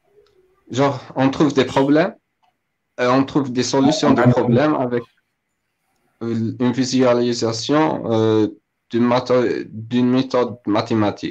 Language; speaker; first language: French; non-native, local second language; Arabic